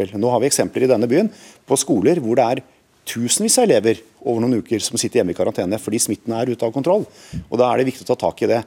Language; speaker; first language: Norwegian; native; Norwegian